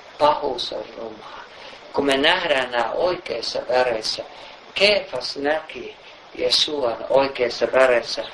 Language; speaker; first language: Finnish; native; Finnish